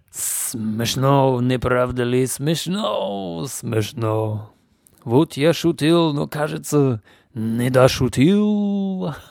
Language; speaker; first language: Russian; non-native, fluent; English